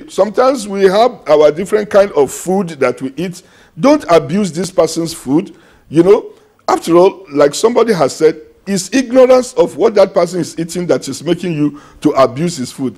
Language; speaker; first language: English; non-native, local second language; Yoruba